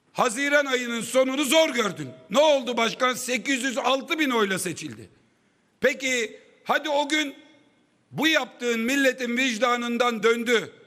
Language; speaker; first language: Turkish; native; Turkish